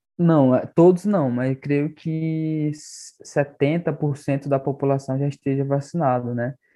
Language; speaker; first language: Portuguese; non-native, local second language; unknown